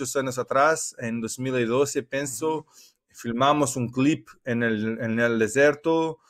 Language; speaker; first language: Spanish; non-native, learner; Portuguese